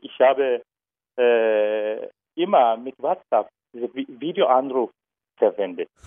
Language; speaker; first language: German; non-native, learner; Turkish